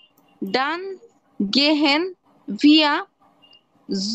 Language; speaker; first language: German; non-native, learner; Bangla